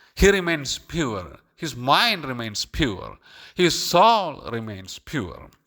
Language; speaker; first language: English; non-native, local second language; Malayalam